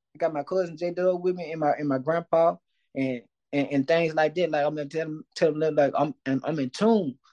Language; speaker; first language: English; native; English